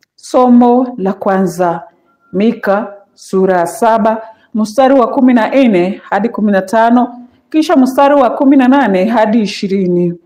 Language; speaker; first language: Swahili; non-native, local second language; Kikuyu